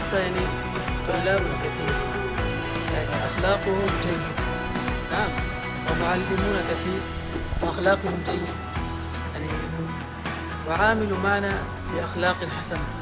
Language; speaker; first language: Arabic; non-native, learner; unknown